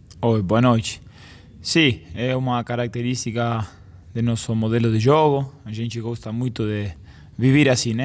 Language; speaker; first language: Portuguese; non-native, fluent; Spanish